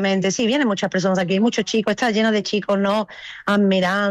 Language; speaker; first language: Spanish; native; Spanish